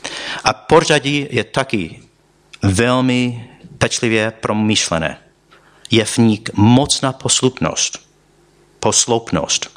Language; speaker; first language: Czech; non-native, fluent; English